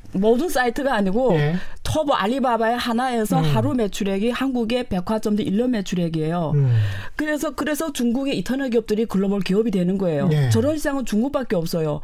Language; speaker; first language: Korean; native; Korean